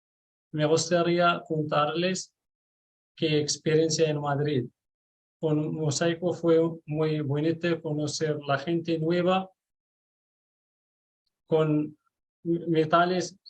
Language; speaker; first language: Spanish; non-native, learner; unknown